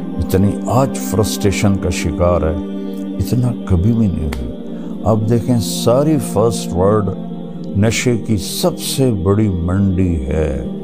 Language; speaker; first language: Urdu; non-native, local second language; Punjabi